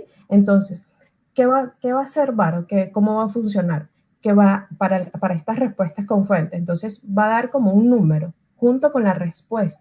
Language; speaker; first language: Spanish; native; Spanish